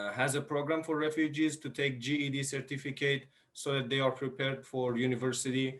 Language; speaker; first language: English; non-native, fluent; Persian